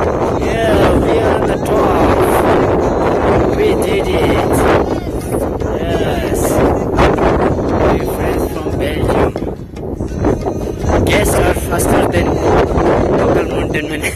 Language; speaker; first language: English; non-native, local second language; Ladakhi